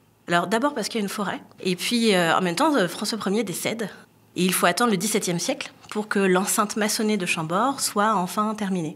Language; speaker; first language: French; native; French